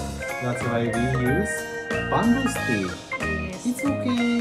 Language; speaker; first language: English; non-native, local second language; Filipino